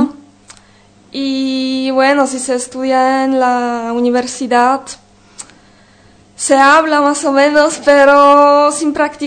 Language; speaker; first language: Spanish; non-native, fluent; Polish